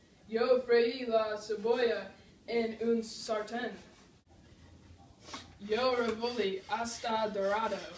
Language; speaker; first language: Spanish; non-native, learner; English